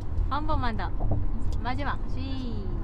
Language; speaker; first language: Korean; native; Korean